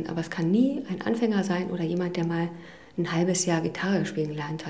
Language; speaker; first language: German; native; German